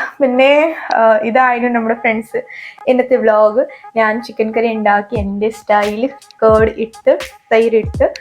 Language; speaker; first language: Malayalam; non-native, local second language; Hindi